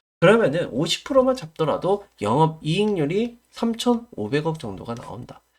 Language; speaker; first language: Korean; native; Korean